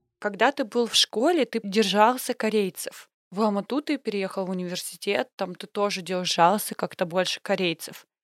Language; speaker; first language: Russian; native; Russian